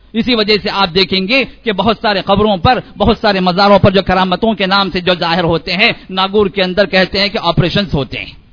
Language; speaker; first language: Urdu; native; Urdu